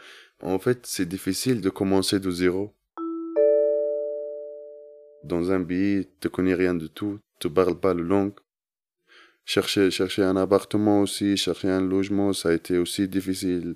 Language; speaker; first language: French; non-native, learner; Arabic